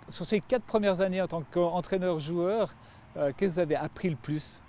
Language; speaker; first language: French; native; French